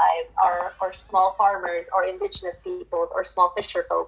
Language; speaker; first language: English; non-native, local second language; Filipino